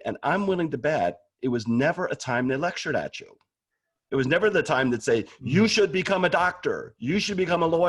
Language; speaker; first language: English; native; English